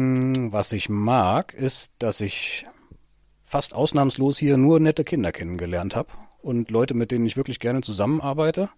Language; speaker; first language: German; native; German